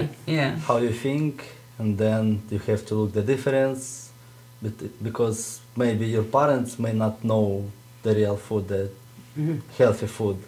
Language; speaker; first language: English; non-native, fluent; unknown